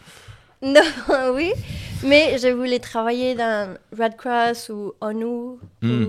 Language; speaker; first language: French; non-native, learner; Spanish